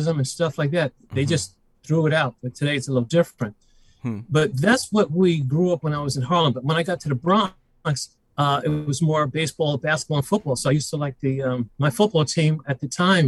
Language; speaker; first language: English; native; English